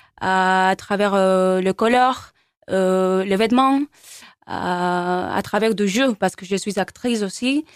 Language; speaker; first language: French; non-native, learner; Spanish